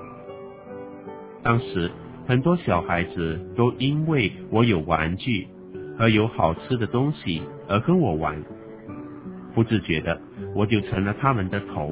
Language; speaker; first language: Chinese; native; Chinese